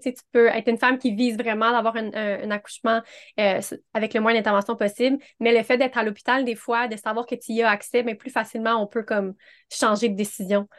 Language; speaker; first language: French; native; French